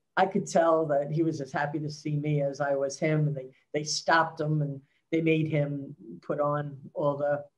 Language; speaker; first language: English; native; English